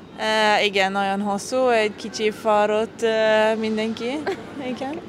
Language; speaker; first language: Hungarian; non-native, learner; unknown